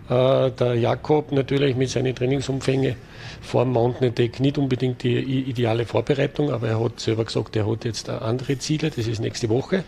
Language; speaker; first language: German; native; German